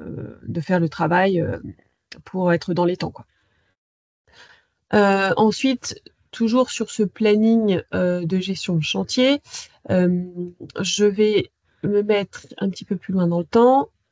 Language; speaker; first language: French; native; French